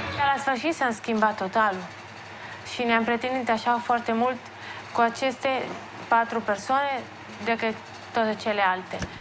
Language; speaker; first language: Romanian; non-native, fluent; Italian